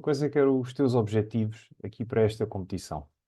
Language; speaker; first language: Portuguese; native; Portuguese